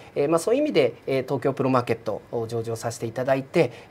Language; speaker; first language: Japanese; native; Japanese